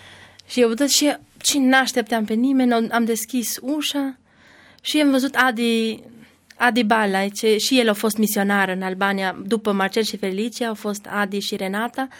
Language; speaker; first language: Romanian; non-native, learner; Albanian